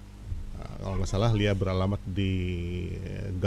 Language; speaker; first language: Indonesian; native; Indonesian